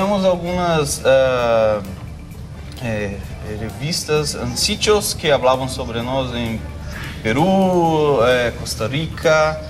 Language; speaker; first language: Spanish; non-native, local second language; Portuguese